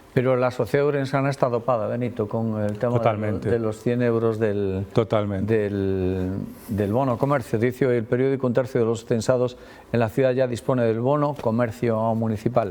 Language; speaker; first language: Spanish; native; Spanish